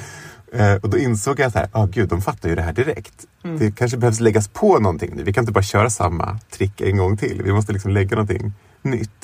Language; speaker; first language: Swedish; native; Swedish